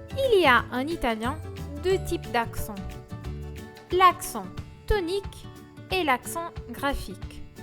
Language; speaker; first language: French; non-native, fluent; Italian